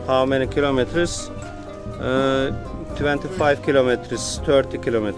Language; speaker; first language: English; non-native, learner; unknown